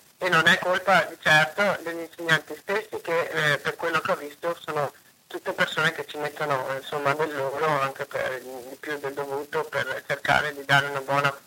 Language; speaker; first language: Italian; native; Italian